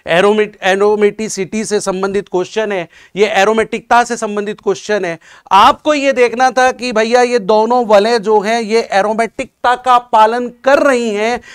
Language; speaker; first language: Hindi; native; Hindi